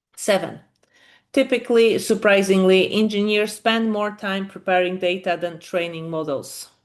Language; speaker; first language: English; non-native, fluent; Polish